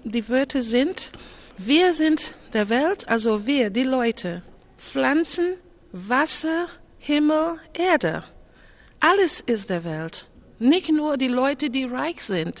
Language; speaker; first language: German; non-native, fluent; English